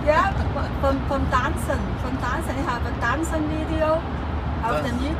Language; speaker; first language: German; non-native, learner; Cantonese